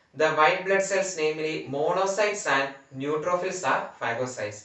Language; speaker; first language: English; non-native, local second language; Malayalam